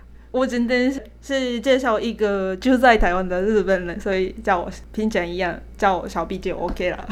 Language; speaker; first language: Chinese; non-native, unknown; Japanese